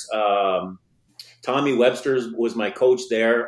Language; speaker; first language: English; native; English